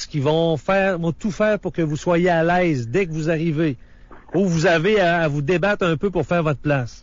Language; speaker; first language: French; native; French